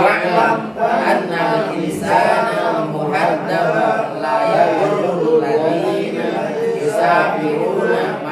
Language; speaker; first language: Arabic; non-native, learner; Indonesian